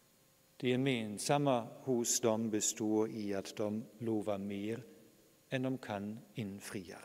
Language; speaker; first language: Swedish; non-native, fluent; German